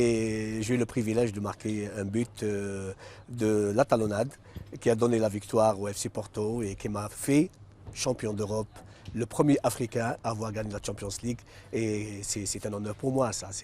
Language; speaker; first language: French; non-native, local second language; Arabic